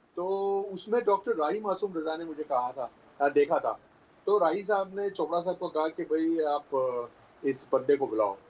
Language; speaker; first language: Hindi; native; Hindi